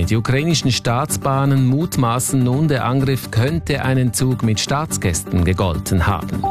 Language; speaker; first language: German; native; German